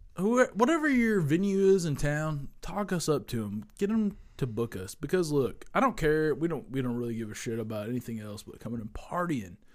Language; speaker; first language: English; native; English